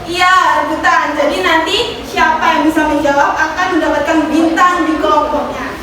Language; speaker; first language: Indonesian; native; Indonesian